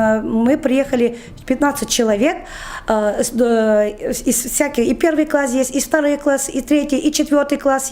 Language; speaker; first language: Russian; non-native, local second language; Tatar